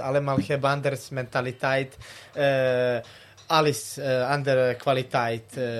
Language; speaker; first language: Dutch; non-native, learner; Serbian